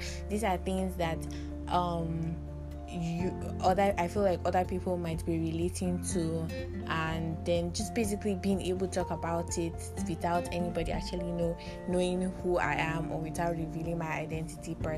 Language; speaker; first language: English; non-native, local second language; Hausa